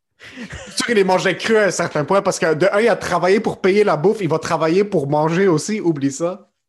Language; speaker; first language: French; native; French